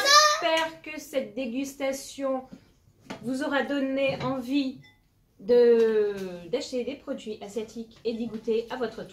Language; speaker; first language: French; native; French